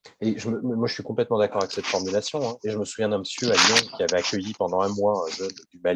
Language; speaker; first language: French; native; French